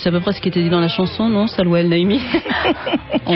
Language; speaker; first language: French; native; French